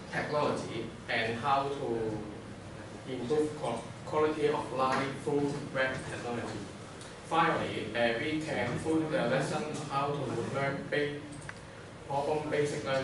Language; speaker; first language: English; non-native, learner; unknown